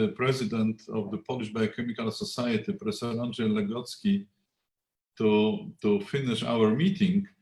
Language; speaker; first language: English; non-native, fluent; Polish